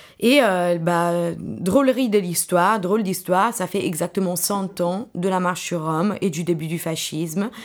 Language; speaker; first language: French; non-native, fluent; Italian